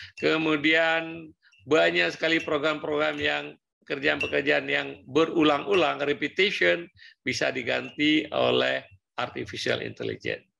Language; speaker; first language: Indonesian; non-native, local second language; Achinese